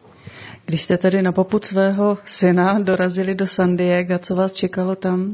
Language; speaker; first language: Czech; native; Czech